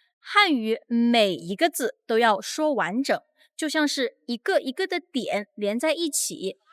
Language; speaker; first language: Chinese; native; Chinese